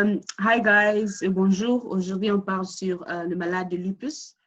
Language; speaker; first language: French; non-native, learner; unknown